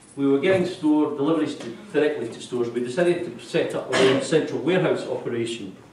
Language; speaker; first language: English; native; English